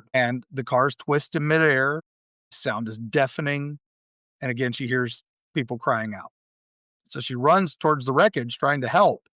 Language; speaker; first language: English; native; English